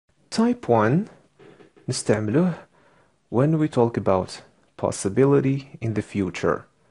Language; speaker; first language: English; non-native, fluent; Arabic